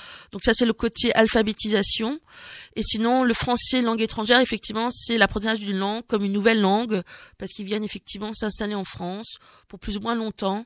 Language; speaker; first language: French; native; French